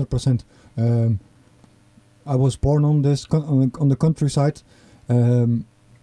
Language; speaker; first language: English; non-native, fluent; Dutch